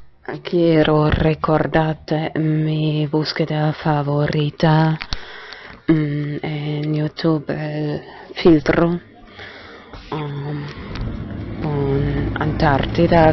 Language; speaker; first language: Spanish; non-native, fluent; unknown